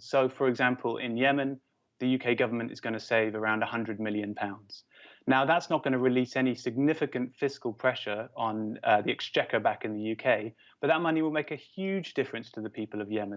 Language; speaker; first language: English; native; English